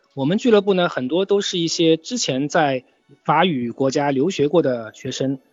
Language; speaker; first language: Chinese; native; Chinese